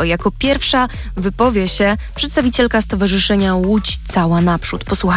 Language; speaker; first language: Polish; native; Polish